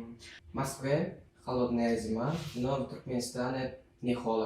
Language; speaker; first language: Russian; non-native, learner; Turkmen